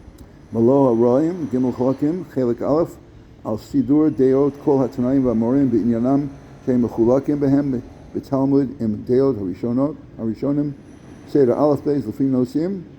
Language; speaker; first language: Hebrew; non-native, fluent; English